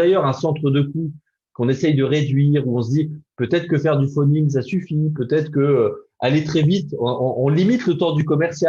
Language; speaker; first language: French; native; French